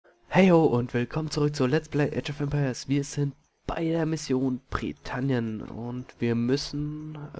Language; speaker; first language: German; native; German